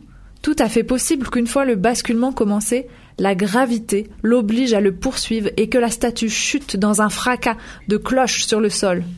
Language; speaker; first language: French; native; French